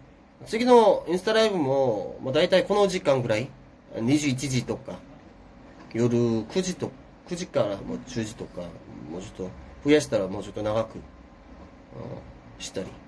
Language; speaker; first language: Japanese; non-native, fluent; Korean